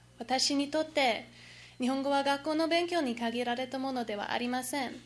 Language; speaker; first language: Japanese; non-native, learner; English